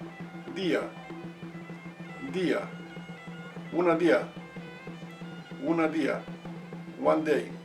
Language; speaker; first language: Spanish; non-native, fluent; English